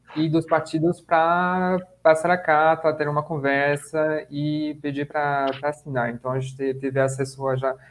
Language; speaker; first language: Portuguese; non-native, fluent; French